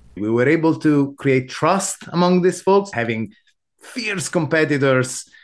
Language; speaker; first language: English; non-native, fluent; Italian